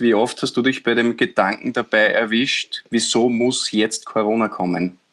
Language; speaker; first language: German; native; German